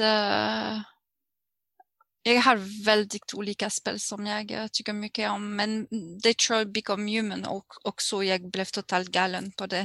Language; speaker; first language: Swedish; non-native, learner; French